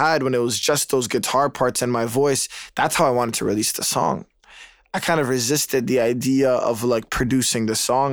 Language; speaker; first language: English; native; English